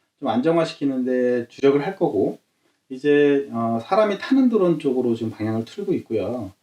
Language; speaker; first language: Korean; native; Korean